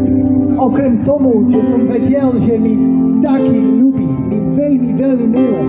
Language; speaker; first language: Slovak; non-native, learner; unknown